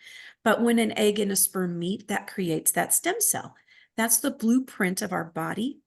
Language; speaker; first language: English; native; English